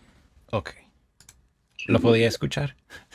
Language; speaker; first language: Spanish; non-native, fluent; English